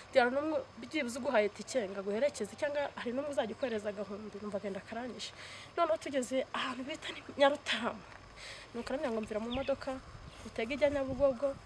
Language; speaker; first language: Kinyarwanda; native; Kinyarwanda